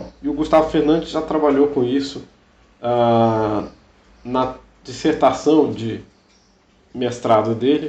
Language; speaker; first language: Portuguese; native; Portuguese